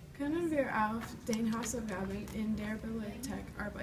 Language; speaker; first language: German; non-native, learner; English